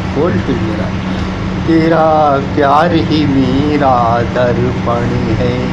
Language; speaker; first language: Hindi; native; Hindi